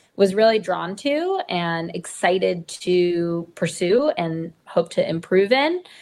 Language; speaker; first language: English; native; English